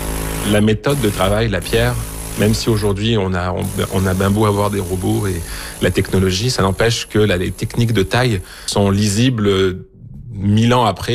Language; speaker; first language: French; native; French